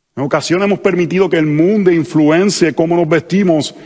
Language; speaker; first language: Spanish; native; Spanish